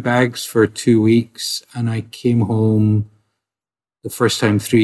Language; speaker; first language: English; native; English